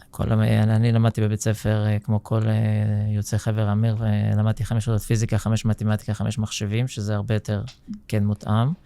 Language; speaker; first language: Hebrew; early bilingual, other home language; Russian